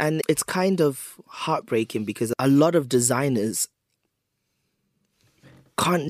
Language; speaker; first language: English; native; English